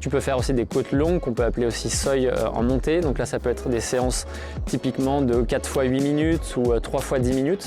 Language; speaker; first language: French; native; French